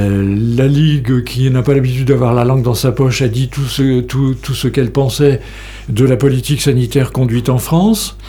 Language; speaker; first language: French; native; French